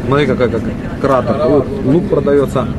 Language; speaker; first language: Russian; native; Russian